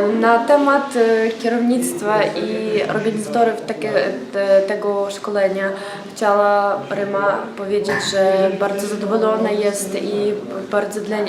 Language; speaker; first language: Polish; non-native, learner; Ukrainian